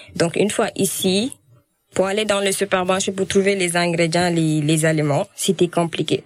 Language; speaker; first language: French; non-native, local second language; Wolof